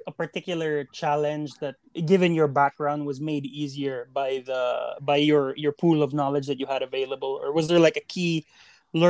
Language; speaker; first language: English; non-native, local second language; Cebuano